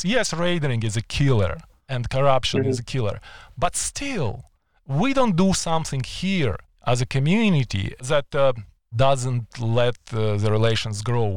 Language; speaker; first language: English; non-native, fluent; Ukrainian